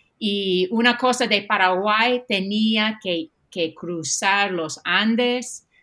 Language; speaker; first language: Spanish; non-native, fluent; English